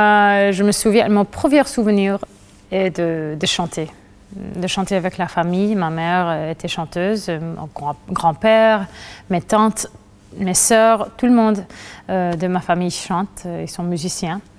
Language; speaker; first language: French; non-native, fluent; Spanish